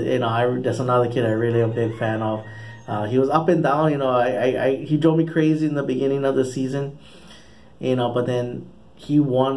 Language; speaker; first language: English; native; English